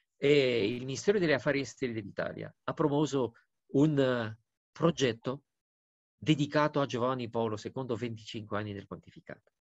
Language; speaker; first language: Italian; non-native, fluent; Romanian